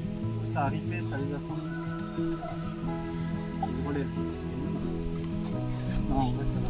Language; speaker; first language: French; native; French